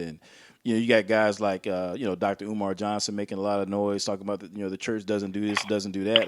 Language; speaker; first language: English; native; English